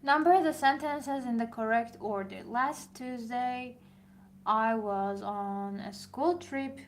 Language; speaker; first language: English; non-native, fluent; Persian